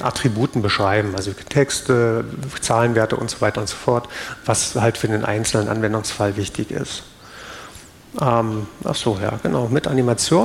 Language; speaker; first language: German; native; German